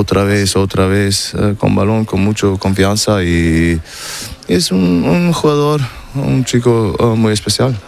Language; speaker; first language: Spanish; non-native, learner; German